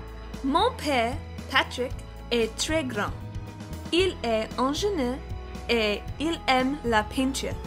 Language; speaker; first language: French; non-native, learner; English